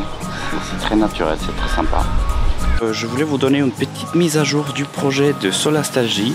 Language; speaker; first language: French; non-native, fluent; Spanish